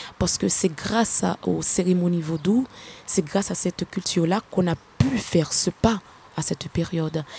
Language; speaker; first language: French; non-native, local second language; Haitian Creole